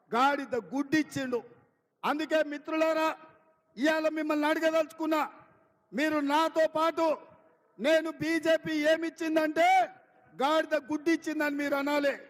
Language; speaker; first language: Telugu; native; Telugu